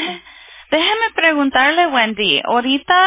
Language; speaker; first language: Spanish; early bilingual, heritage; Spanish